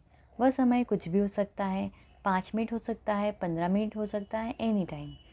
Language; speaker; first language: Hindi; native; Hindi